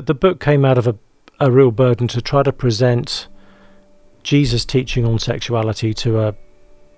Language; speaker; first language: English; native; English